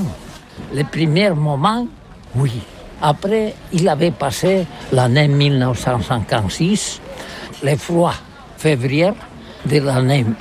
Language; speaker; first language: French; non-native, learner; Catalan